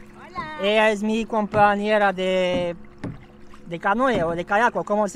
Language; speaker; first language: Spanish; non-native, learner; Romanian